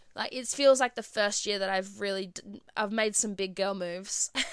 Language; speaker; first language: English; native; English